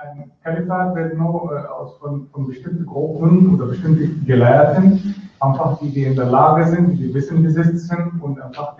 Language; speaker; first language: German; non-native, fluent; Arabic